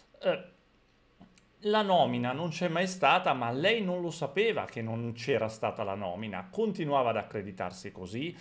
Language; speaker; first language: Italian; native; Italian